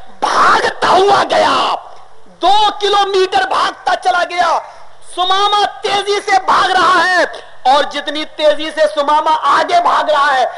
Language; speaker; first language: Urdu; native; Urdu